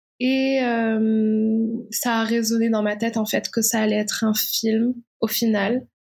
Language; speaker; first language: French; non-native, local second language; Arabic